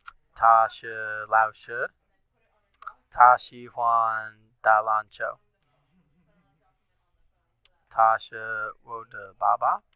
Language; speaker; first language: Chinese; non-native, learner; English